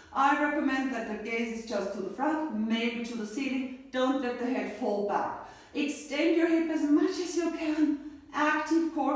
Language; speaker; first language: English; non-native, fluent; German